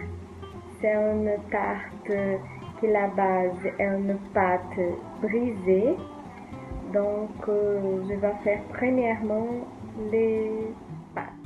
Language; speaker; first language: French; non-native, learner; Portuguese